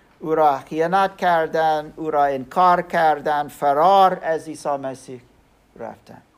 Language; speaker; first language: Persian; non-native, learner; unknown